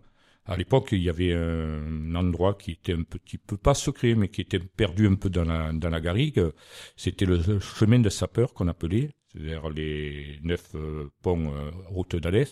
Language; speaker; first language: French; native; French